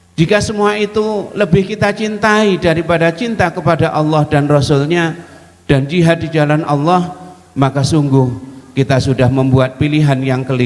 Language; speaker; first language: Indonesian; native; Indonesian